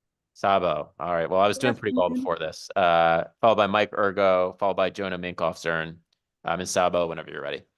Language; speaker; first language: English; native; English